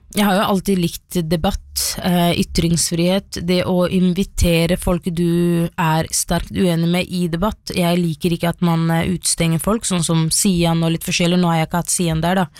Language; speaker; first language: Norwegian; early bilingual, other home language; Somali